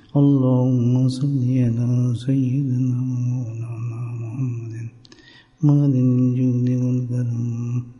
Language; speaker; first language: Urdu; native; Urdu